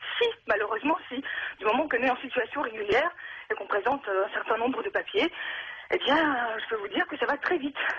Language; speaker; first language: French; non-native, fluent; Russian